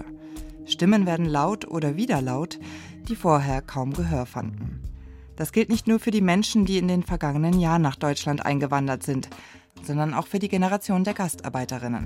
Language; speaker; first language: German; native; German